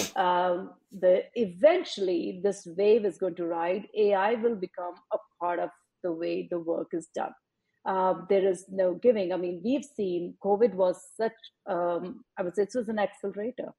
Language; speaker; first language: English; non-native, local second language; Hindi